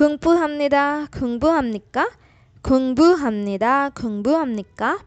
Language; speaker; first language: Korean; non-native, learner; Urdu